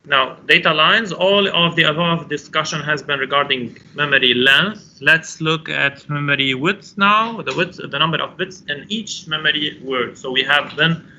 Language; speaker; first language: English; non-native, local second language; Arabic